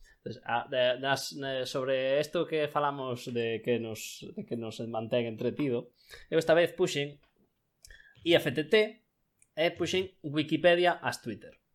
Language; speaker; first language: Galician; non-native, local second language; Spanish